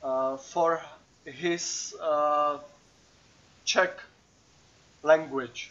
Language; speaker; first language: English; non-native, learner; Czech